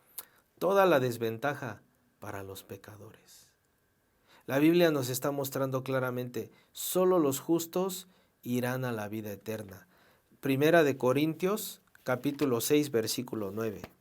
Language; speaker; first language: Spanish; native; Spanish